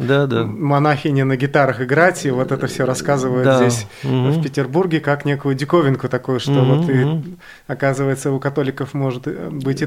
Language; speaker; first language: Russian; native; Russian